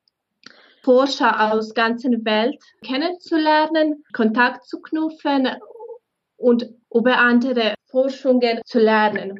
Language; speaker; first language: German; non-native, fluent; Bosnian